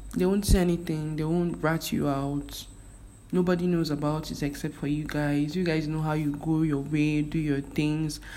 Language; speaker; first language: English; non-native, local second language; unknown